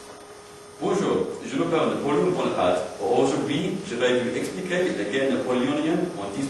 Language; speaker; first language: French; non-native, learner; English